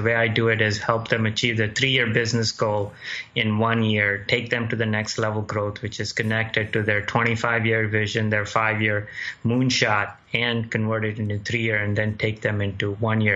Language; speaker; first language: English; non-native, local second language; Gujarati